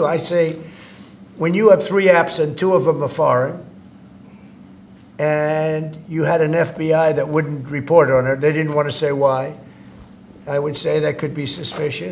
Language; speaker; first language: English; native; English